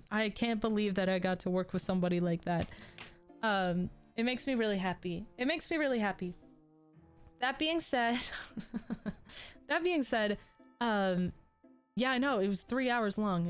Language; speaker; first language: English; native; English